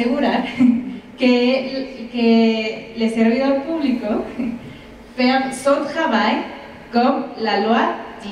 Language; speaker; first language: French; non-native, fluent; Spanish